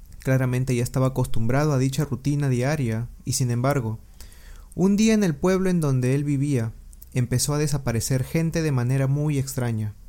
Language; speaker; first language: Spanish; native; Spanish